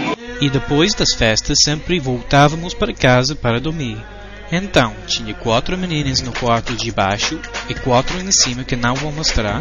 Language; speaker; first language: Portuguese; non-native, fluent; English